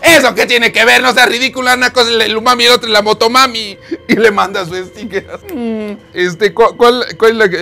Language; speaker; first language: Spanish; native; Spanish